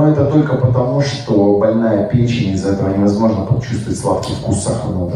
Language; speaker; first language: Russian; native; Russian